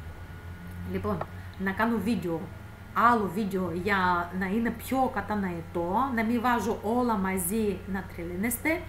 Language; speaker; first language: Greek; non-native, fluent; Russian